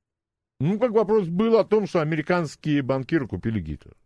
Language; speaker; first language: Russian; native; Russian